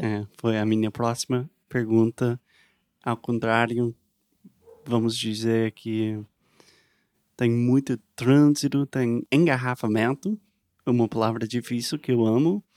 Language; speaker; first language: Portuguese; non-native, learner; English